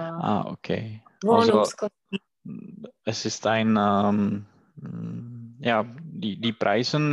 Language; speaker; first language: German; non-native, learner; Czech